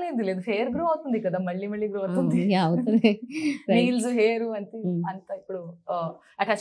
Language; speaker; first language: Telugu; non-native, learner; Kannada